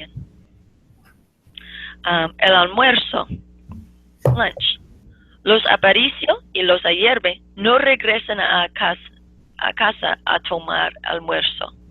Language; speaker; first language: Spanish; non-native, fluent; English